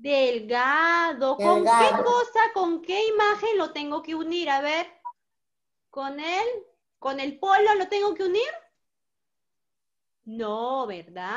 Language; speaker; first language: Spanish; native; Spanish